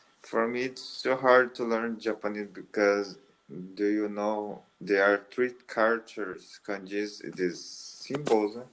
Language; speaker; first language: English; non-native, learner; Portuguese